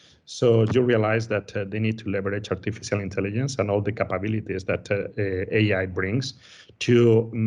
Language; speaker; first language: English; non-native, fluent; Spanish